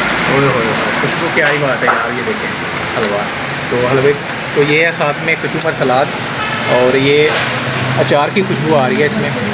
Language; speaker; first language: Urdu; non-native, local second language; Punjabi